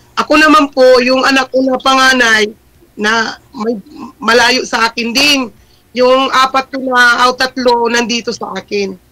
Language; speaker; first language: Filipino; non-native, local second language; Masbatenyo